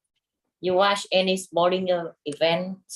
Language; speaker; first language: English; non-native, learner; Vietnamese